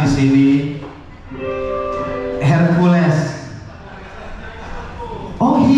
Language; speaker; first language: Indonesian; native; Indonesian